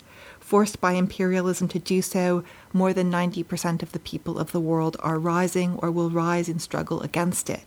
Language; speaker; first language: English; native; English